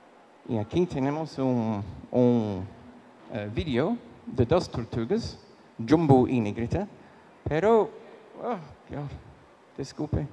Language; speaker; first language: Spanish; non-native, fluent; English